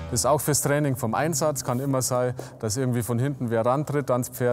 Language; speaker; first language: German; native; German